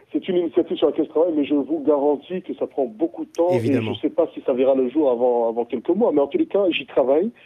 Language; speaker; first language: French; non-native, local second language; Sango